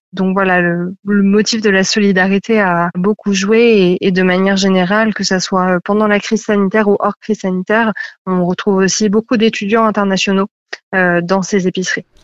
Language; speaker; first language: French; native; French